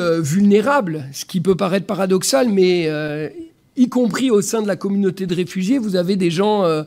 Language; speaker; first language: French; native; French